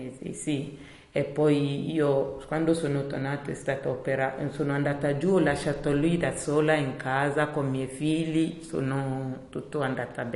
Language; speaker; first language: Italian; non-native, learner; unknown